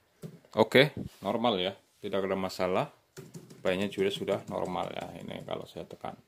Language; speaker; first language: Indonesian; native; Indonesian